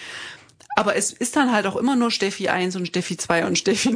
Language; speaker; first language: German; native; German